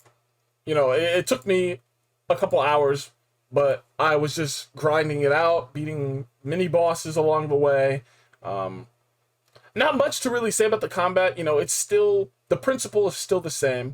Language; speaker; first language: English; native; English